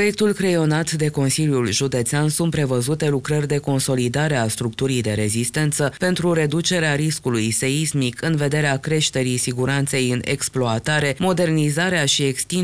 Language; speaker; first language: Romanian; native; Romanian